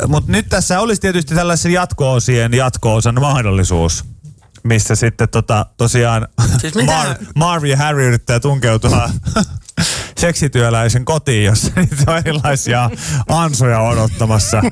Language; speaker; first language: Finnish; native; Finnish